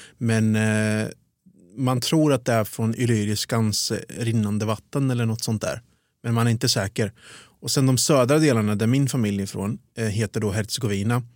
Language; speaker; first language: Swedish; early bilingual, other home language; Bosnian